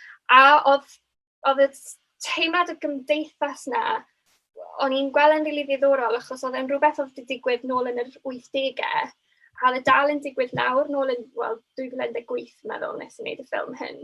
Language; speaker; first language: Welsh; native; Welsh